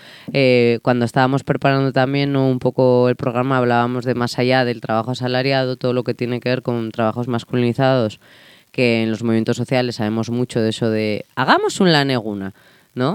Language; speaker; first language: Spanish; native; Spanish